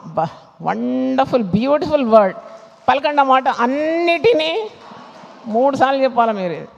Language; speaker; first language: Telugu; non-native, fluent; Malayalam